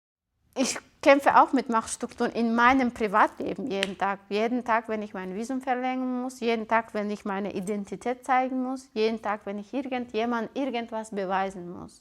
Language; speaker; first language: German; non-native, fluent; Kyrgyz